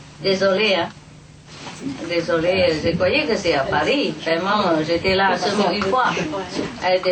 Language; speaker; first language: French; non-native, learner; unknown